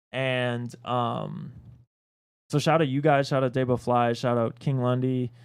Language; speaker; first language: English; native; English